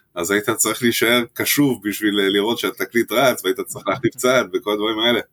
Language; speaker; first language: Hebrew; early bilingual, other home language; French